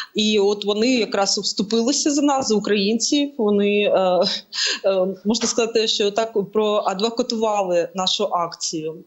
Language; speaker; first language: Ukrainian; native; Ukrainian